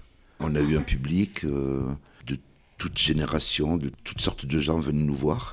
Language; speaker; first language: French; early bilingual, other home language; Kabyle